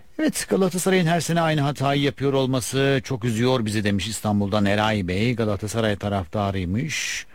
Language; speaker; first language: Turkish; native; Turkish